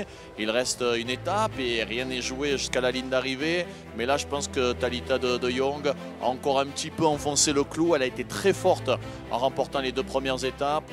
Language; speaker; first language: French; native; French